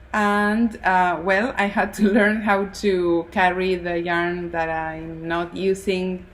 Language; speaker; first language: English; non-native, fluent; Spanish